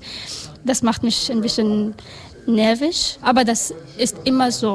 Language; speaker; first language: German; non-native, learner; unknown